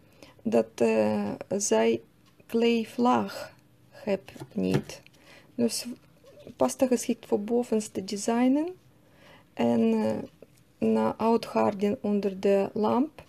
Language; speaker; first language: Dutch; non-native, learner; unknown